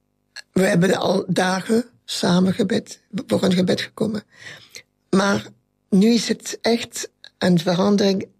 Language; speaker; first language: Dutch; non-native, local second language; French